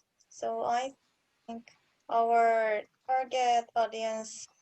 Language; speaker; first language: English; non-native, learner; Korean